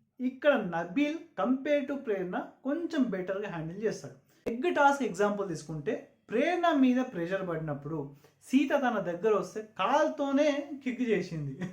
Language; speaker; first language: Telugu; non-native, local second language; Urdu